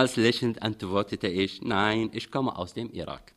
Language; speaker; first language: German; non-native, fluent; Arabic